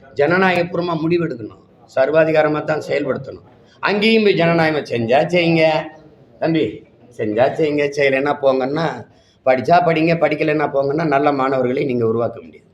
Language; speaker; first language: Tamil; native; Tamil